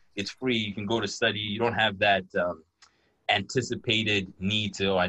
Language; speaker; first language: English; non-native, local second language; Yoruba